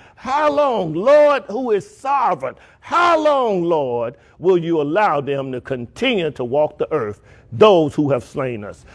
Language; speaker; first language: English; native; English